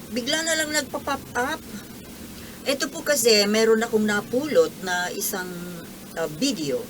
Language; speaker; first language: Filipino; native; Filipino